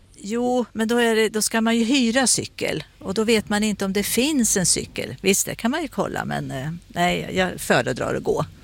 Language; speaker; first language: Swedish; native; Swedish